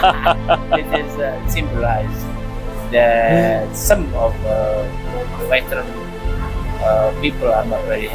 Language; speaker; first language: English; non-native, learner; Indonesian